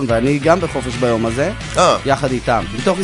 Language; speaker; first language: Hebrew; native; Hebrew